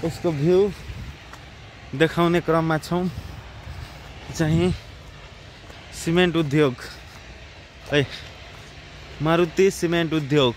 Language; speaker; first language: Nepali; non-native, local second language; Maithili